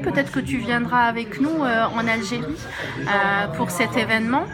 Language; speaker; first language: French; native; French